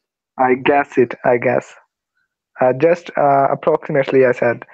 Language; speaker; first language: English; non-native, learner; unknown